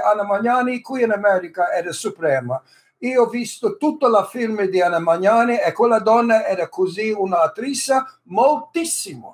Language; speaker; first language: Italian; early bilingual, heritage; English